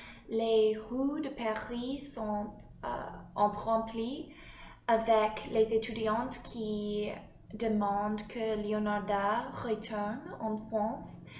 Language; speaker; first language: French; non-native, learner; English